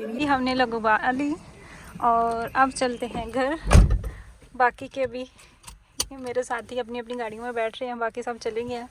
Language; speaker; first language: Urdu; native; Urdu